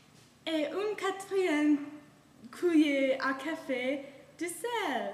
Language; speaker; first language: French; non-native, learner; English